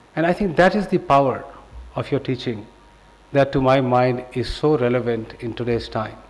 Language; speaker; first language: English; non-native, local second language; Punjabi